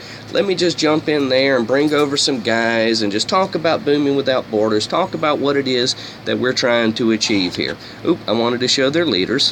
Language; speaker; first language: English; native; English